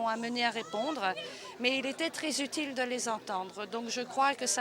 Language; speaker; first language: French; native; French